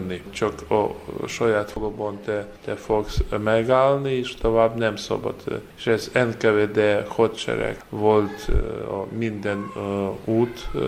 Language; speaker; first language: Hungarian; non-native, learner; Ukrainian